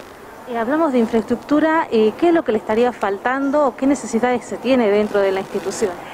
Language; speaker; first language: Spanish; native; Spanish